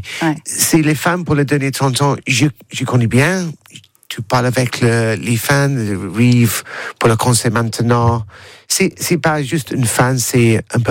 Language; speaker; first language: French; non-native, learner; English